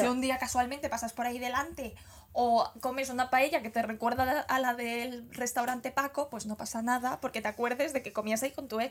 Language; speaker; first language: Spanish; native; Spanish